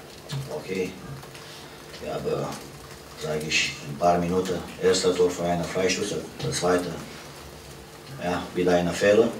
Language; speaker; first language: German; non-native, fluent; Romanian